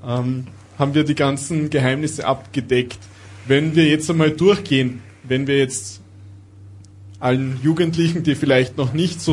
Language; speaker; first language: German; native; German